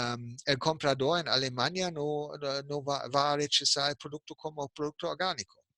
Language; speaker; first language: Spanish; non-native, fluent; German